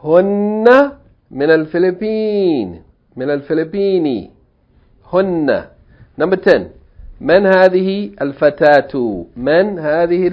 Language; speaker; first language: Arabic; non-native, fluent; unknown